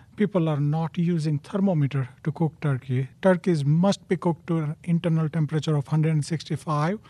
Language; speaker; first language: English; non-native, local second language; Gujarati